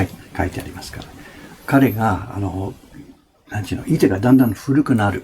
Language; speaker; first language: Japanese; non-native, fluent; English